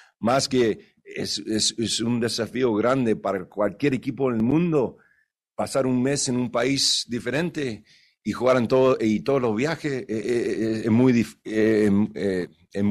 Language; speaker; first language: Spanish; early bilingual, other home language; English